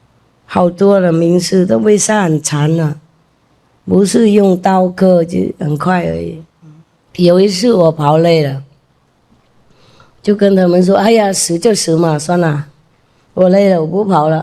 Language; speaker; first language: Chinese; non-native, fluent; Vietnamese